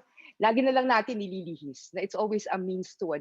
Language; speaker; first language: Filipino; native; Filipino